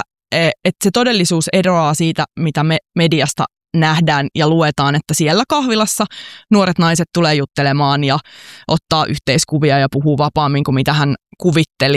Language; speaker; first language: Finnish; native; Finnish